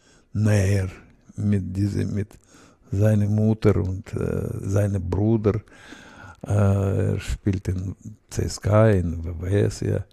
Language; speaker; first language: German; non-native, learner; Russian